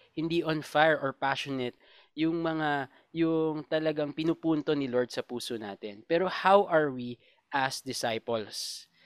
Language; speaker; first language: Filipino; native; Filipino